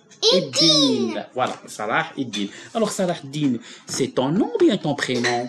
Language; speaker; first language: French; non-native, local second language; Arabic